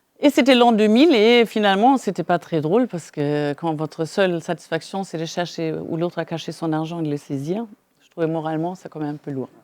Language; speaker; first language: French; non-native, fluent; German